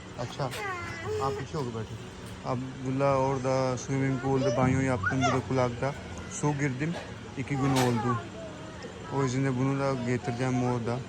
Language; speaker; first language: Turkish; non-native, learner; Urdu